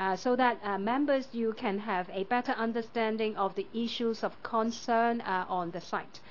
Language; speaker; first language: English; non-native, local second language; Cantonese